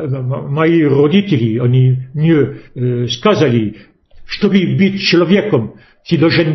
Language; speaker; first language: Russian; non-native, fluent; French